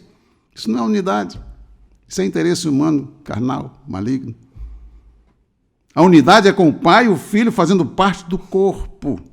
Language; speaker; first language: Portuguese; native; Portuguese